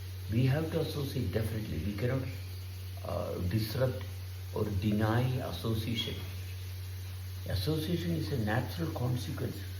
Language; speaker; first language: English; non-native, local second language; Malayalam